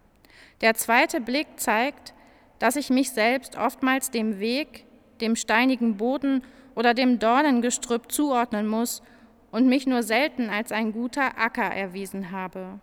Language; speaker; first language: German; native; German